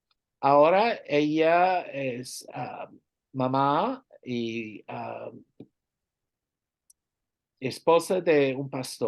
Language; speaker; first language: Spanish; non-native, learner; English